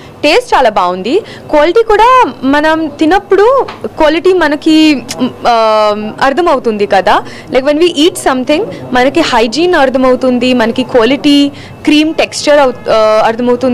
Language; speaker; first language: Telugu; non-native, learner; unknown